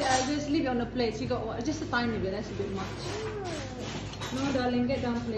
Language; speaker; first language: English; non-native, fluent; Batak Toba